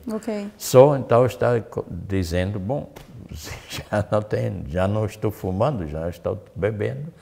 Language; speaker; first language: Portuguese; non-native, learner; German